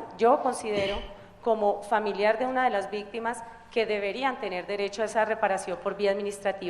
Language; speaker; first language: Spanish; native; Spanish